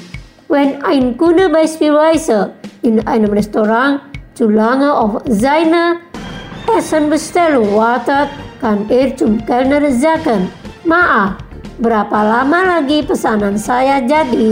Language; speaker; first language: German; non-native, fluent; Indonesian